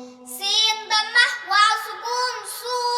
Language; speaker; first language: Arabic; non-native, learner; Bangla